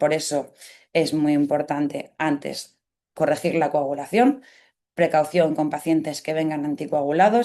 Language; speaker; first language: Spanish; native; Spanish